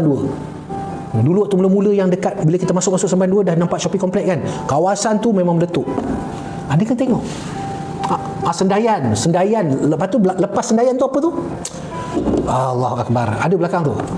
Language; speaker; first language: Malay; native; Malay